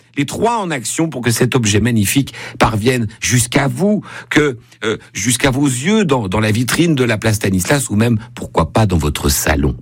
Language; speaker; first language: French; native; French